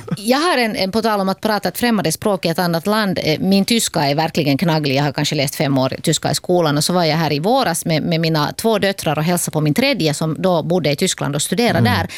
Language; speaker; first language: Swedish; native; Swedish